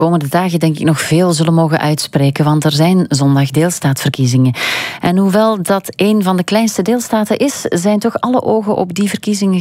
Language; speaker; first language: Dutch; native; Dutch